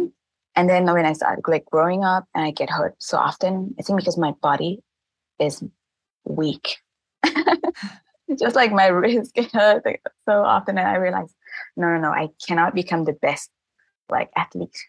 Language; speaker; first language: English; non-native, fluent; Thai